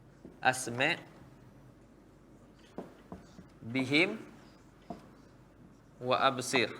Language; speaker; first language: Arabic; non-native, fluent; Malay